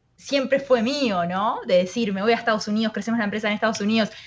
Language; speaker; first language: Spanish; native; Spanish